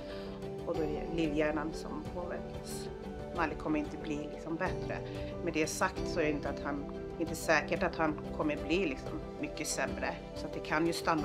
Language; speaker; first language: Swedish; native; Swedish